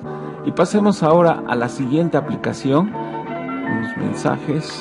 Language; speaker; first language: Spanish; native; Spanish